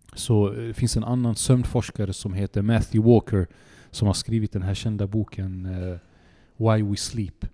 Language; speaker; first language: Swedish; native; Swedish